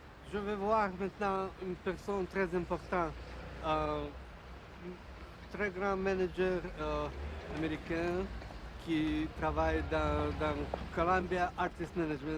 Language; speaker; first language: French; non-native, learner; Russian